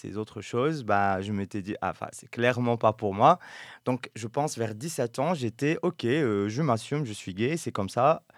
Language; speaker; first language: French; non-native, local second language; Arabic